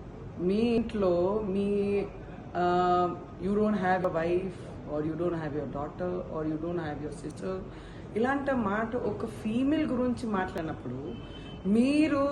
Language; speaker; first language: Telugu; non-native, local second language; Hindi